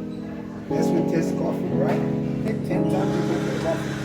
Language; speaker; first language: English; non-native, local second language; Spanish